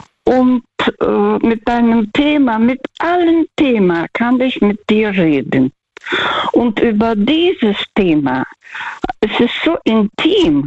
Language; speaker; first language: German; non-native, learner; Russian